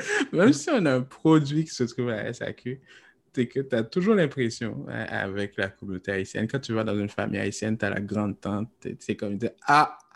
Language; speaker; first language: French; native; French